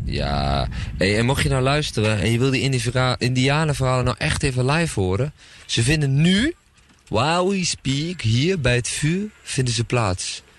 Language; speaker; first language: Dutch; native; Dutch